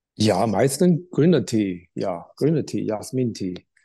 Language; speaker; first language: German; non-native, learner; Chinese